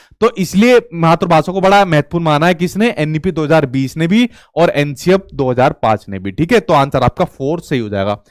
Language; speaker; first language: Hindi; native; Hindi